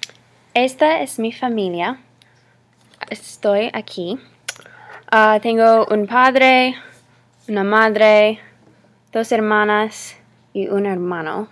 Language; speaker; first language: Spanish; non-native, learner; English